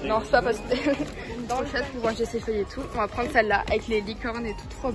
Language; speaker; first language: French; native; French